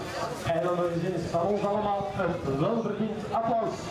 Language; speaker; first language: Dutch; native; Dutch